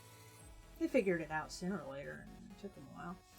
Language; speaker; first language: English; native; English